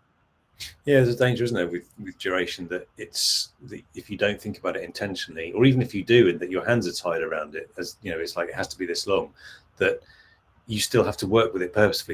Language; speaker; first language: English; native; English